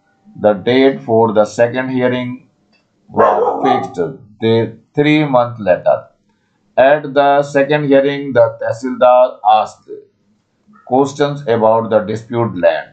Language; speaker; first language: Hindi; native; Hindi